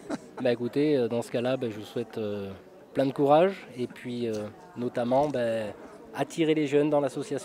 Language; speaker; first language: French; native; French